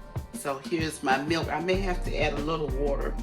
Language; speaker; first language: English; native; English